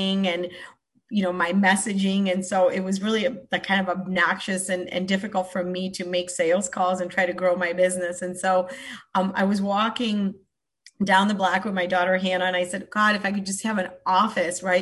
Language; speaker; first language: English; early bilingual, other home language; Polish